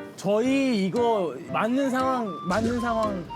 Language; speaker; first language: Korean; non-native, fluent; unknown